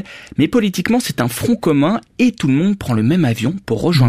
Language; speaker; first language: French; native; French